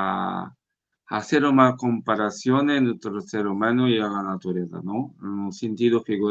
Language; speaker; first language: Spanish; non-native, learner; Portuguese